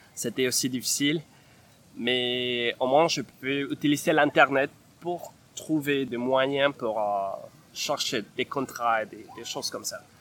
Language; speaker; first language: French; non-native, fluent; Spanish